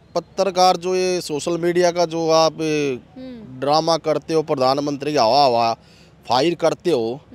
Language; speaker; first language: Hindi; native; Hindi